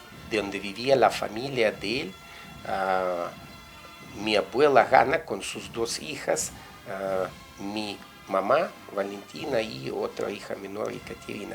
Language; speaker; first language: Spanish; non-native, fluent; Russian